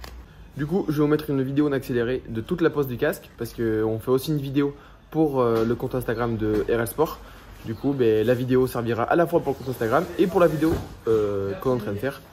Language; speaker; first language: French; native; French